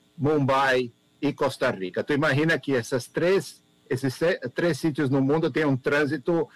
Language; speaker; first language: Spanish; non-native, learner; Portuguese